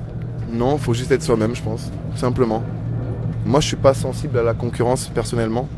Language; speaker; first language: French; native; French